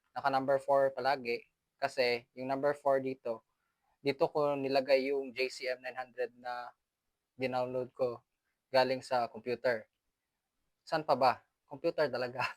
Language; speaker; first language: Filipino; non-native, local second language; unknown